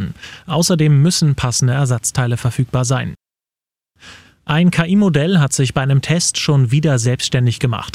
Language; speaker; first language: German; native; German